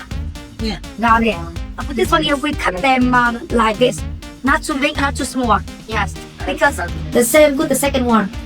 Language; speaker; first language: English; non-native, fluent; Vietnamese